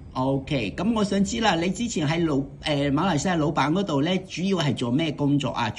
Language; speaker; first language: Cantonese; native; Cantonese